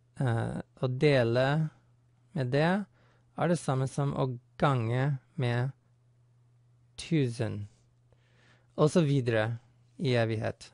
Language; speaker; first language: Norwegian; non-native, fluent; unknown